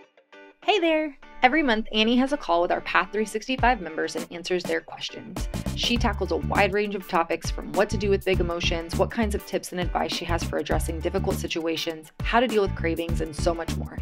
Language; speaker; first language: English; native; English